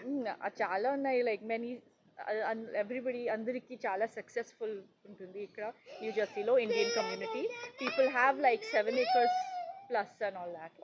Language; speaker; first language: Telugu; non-native, learner; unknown